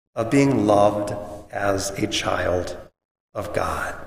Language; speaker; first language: English; native; English